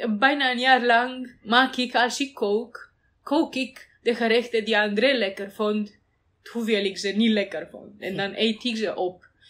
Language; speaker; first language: Dutch; non-native, fluent; Romanian